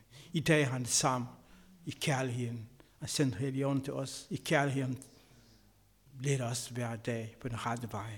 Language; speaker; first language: Danish; non-native, learner; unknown